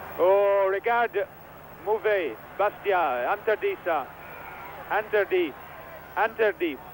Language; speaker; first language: French; non-native, fluent; English